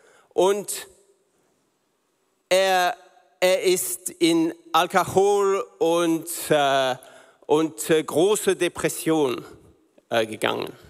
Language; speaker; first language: German; non-native, learner; English